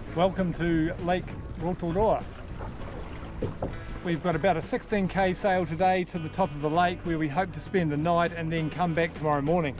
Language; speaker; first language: English; native; English